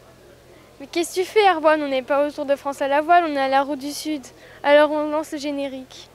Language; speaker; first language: French; native; French